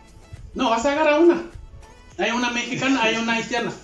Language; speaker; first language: Spanish; non-native, learner; Haitian Creole